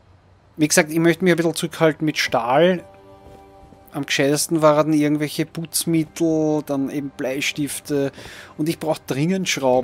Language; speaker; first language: German; native; German